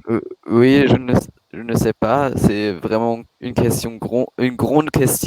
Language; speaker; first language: French; non-native, learner; German